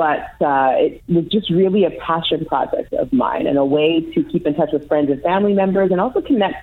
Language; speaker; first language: English; native; English